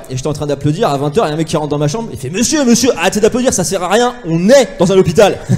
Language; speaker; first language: French; native; French